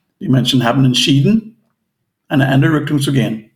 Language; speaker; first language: German; non-native, fluent; English